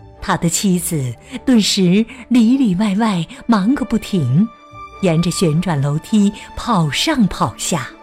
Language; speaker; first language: Chinese; native; Chinese